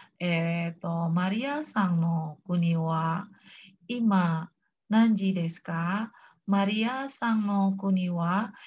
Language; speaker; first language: Japanese; non-native, fluent; Indonesian